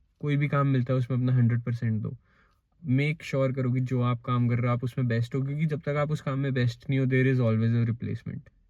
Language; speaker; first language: Hindi; native; Hindi